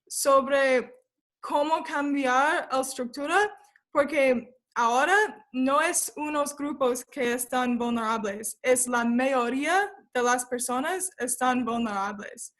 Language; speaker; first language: Spanish; non-native, learner; English